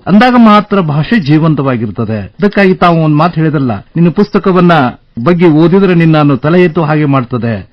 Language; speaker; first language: Kannada; native; Kannada